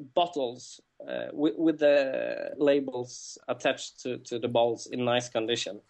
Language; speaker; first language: English; non-native, fluent; Swedish